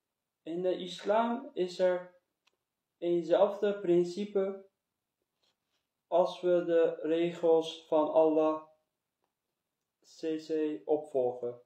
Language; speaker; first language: Dutch; early bilingual, other home language; Turkish